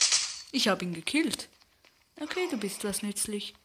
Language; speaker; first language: German; native; German